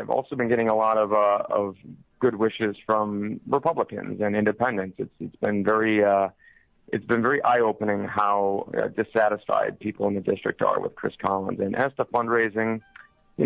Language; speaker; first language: English; native; English